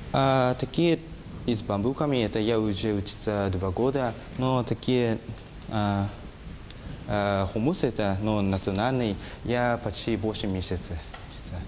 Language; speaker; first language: Russian; non-native, learner; Japanese